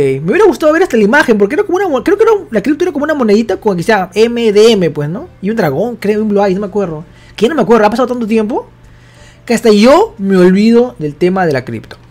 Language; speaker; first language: Spanish; native; Spanish